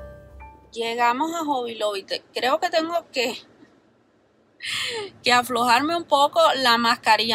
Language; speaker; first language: Spanish; native; Spanish